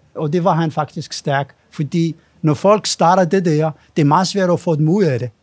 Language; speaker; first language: Danish; non-native, fluent; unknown